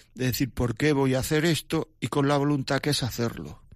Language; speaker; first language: Spanish; native; Spanish